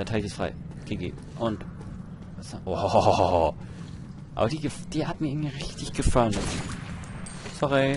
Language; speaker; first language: German; native; German